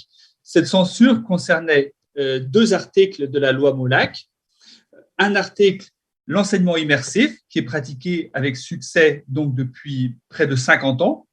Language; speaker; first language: French; native; French